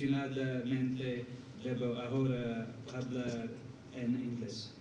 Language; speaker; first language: Spanish; non-native, learner; English